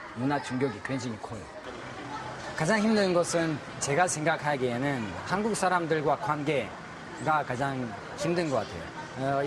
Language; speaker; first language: Korean; non-native, fluent; Russian